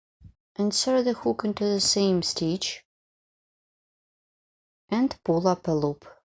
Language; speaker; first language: English; non-native, fluent; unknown